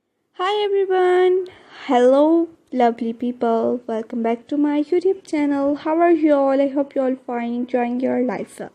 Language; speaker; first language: English; non-native, learner; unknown